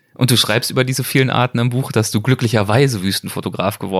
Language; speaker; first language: German; native; German